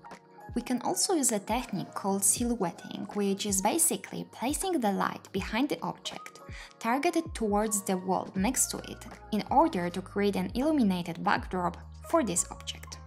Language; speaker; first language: English; non-native, fluent; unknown